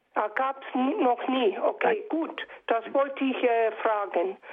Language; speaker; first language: German; non-native, fluent; English